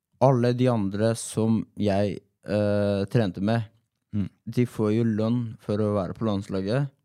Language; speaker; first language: Norwegian; non-native, fluent; Persian